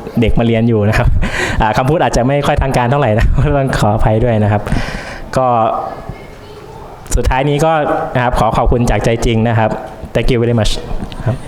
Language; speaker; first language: Thai; native; Thai